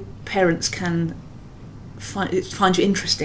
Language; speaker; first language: English; native; English